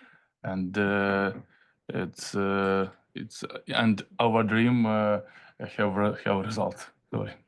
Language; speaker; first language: English; non-native, learner; Ukrainian